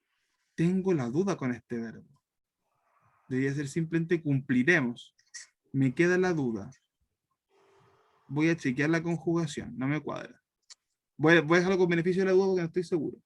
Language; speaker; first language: Spanish; native; Spanish